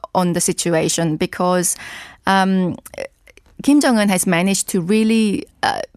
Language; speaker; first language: English; non-native, fluent; Korean